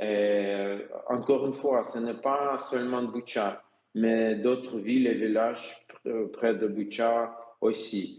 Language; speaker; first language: French; non-native, learner; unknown